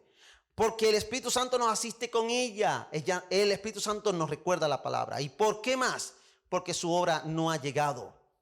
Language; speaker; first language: Spanish; native; Spanish